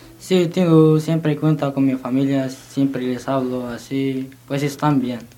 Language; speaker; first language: Spanish; non-native, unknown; Berber languages